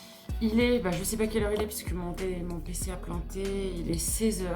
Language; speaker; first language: French; native; French